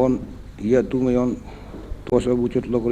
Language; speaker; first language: Russian; non-native, local second language; Yakut